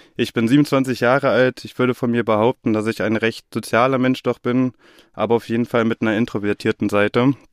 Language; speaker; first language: German; native; German